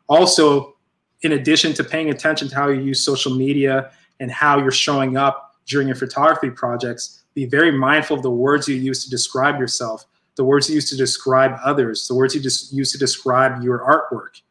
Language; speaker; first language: English; native; English